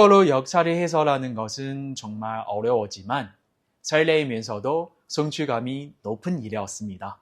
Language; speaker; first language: Korean; non-native, fluent; Chinese